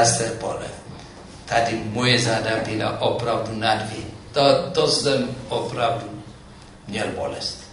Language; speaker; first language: Czech; non-native, fluent; Amharic